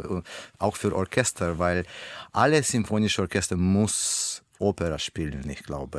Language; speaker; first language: German; non-native, learner; Russian